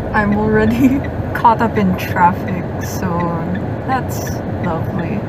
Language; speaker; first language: English; native; English